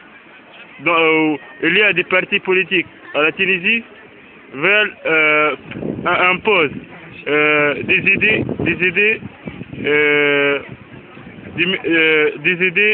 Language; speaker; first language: French; non-native, local second language; Arabic